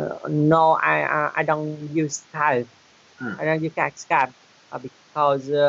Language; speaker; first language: English; non-native, learner; Vietnamese